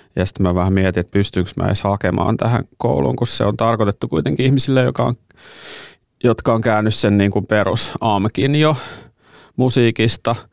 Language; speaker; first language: Finnish; native; Finnish